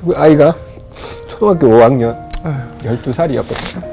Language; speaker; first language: Korean; native; Korean